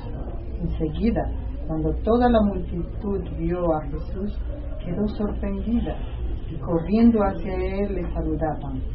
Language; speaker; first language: Spanish; native; Spanish